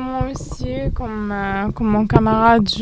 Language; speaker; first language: French; non-native, learner; Arabic